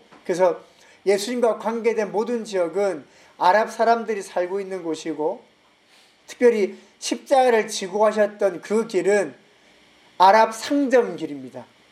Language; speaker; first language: Korean; native; Korean